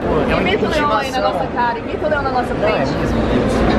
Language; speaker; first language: Portuguese; native; Portuguese